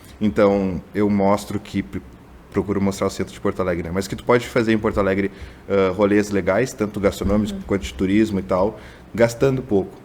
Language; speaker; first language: Portuguese; native; Portuguese